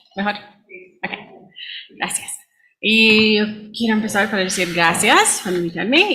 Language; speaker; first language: Spanish; non-native, learner; English